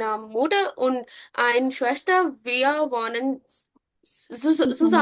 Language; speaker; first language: German; non-native, learner; Punjabi